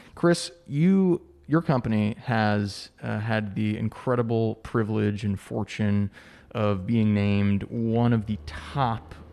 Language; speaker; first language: English; native; English